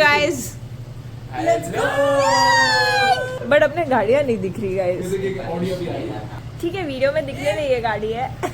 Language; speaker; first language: Hindi; non-native, local second language; Marathi